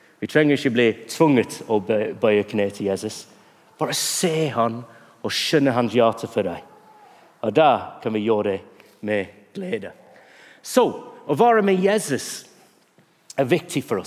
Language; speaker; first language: Norwegian; non-native, fluent; English